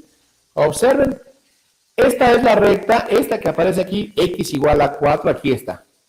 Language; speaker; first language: Spanish; native; Spanish